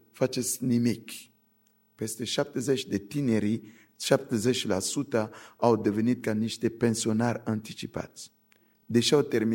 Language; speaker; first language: Romanian; non-native, fluent; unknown